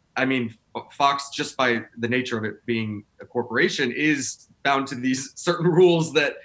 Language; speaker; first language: English; native; English